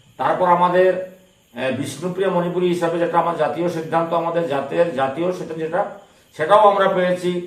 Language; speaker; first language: Bangla; non-native, local second language; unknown